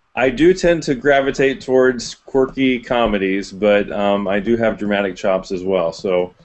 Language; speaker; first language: English; native; English